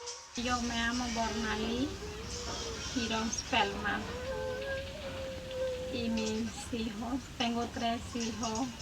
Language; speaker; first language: Spanish; non-native, local second language; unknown